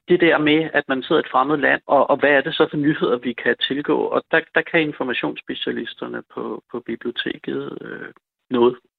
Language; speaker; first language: Danish; native; Danish